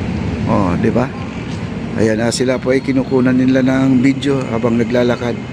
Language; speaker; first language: Filipino; native; Filipino